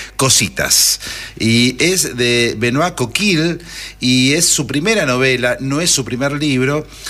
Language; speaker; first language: Spanish; native; Spanish